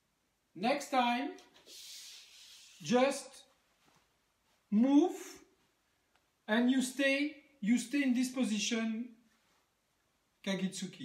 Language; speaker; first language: English; non-native, learner; French